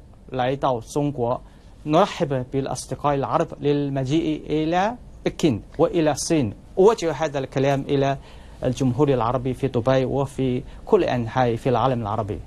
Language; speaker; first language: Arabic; non-native, fluent; Chinese